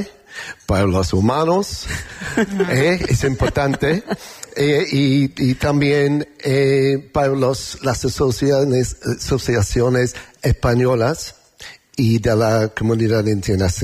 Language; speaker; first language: Spanish; non-native, learner; English